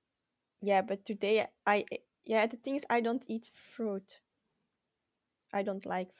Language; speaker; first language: English; non-native, fluent; Dutch